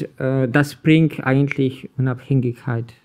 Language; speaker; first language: German; non-native, learner; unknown